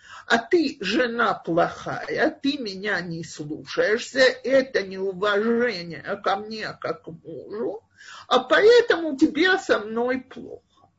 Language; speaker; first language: Russian; native; Russian